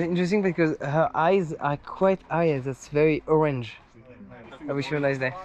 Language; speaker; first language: English; non-native, fluent; French